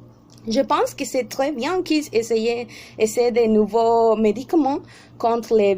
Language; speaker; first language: French; non-native, learner; Spanish